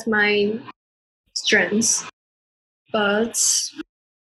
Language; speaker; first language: English; non-native, learner; Chinese